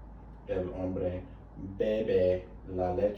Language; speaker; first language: Spanish; non-native, learner; English